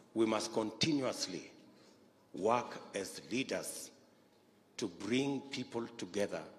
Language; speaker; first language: English; non-native, local second language; Kalenjin